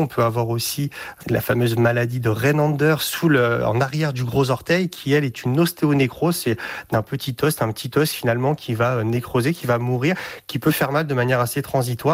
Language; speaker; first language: French; native; French